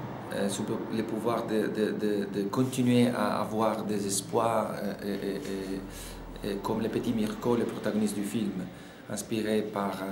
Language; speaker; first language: French; non-native, fluent; Italian